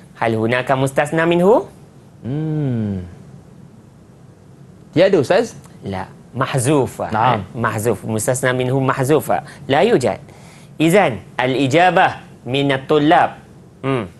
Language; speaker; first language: Arabic; non-native, fluent; Malay